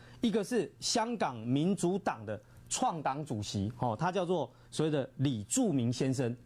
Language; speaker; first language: Chinese; native; Chinese